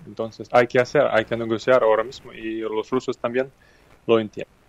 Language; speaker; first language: Spanish; non-native, fluent; Ukrainian